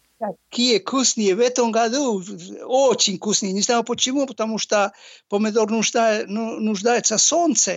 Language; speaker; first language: Russian; non-native, learner; Basque